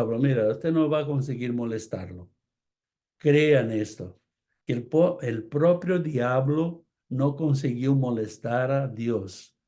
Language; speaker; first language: Spanish; non-native, fluent; Portuguese